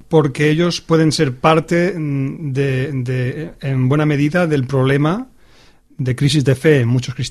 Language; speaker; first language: Spanish; native; Spanish